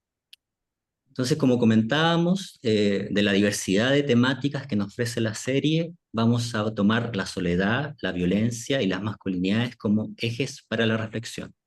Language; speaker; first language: Spanish; native; Spanish